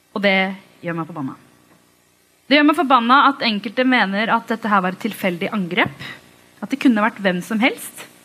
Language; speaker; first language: Norwegian; early bilingual, other home language; Tamil